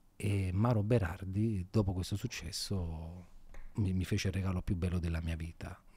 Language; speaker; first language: Italian; native; Italian